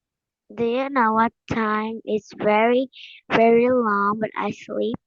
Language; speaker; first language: English; non-native, learner; Vietnamese